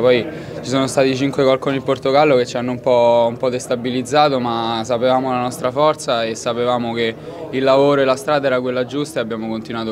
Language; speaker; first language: Italian; native; Italian